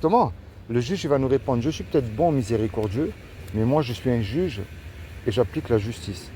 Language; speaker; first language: French; native; French